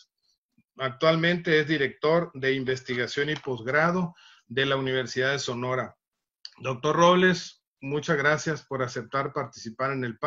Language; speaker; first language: Spanish; native; Spanish